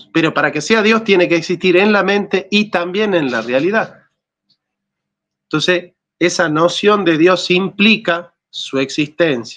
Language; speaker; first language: Spanish; native; Spanish